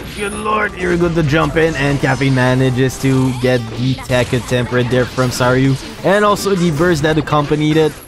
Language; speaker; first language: English; non-native, fluent; French